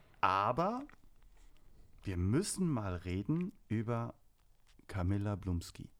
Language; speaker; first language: German; native; German